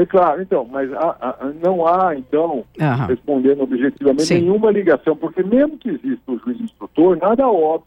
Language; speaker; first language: Portuguese; native; Portuguese